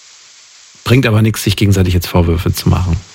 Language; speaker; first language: German; native; German